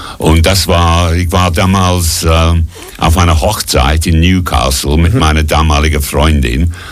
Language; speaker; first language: German; non-native, fluent; English